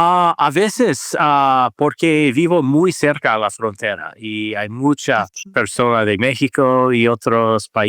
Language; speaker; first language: Spanish; non-native, learner; English